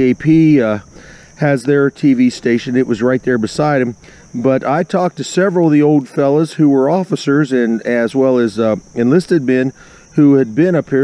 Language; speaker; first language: English; native; English